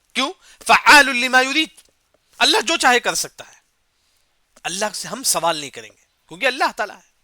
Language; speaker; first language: Urdu; native; Urdu